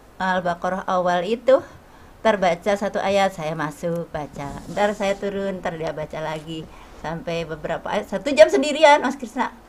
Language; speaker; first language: Indonesian; native; Indonesian